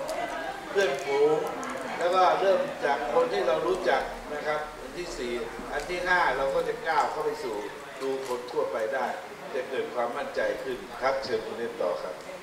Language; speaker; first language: Thai; native; Thai